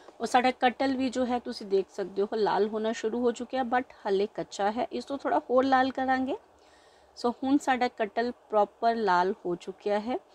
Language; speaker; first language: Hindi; non-native, local second language; Punjabi